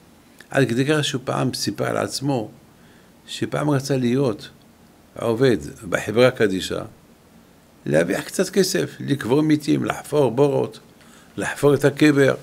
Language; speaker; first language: Hebrew; non-native, fluent; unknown